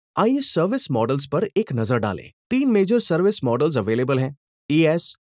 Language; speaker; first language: Hindi; native; Hindi